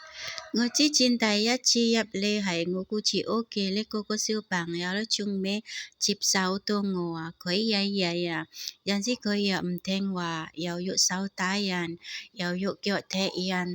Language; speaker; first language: Cantonese; non-native, learner; Indonesian